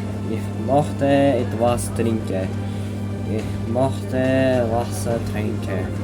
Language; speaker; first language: German; non-native, learner; Uzbek